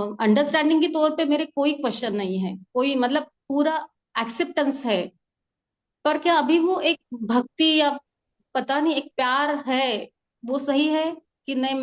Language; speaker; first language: Hindi; non-native, local second language; Marathi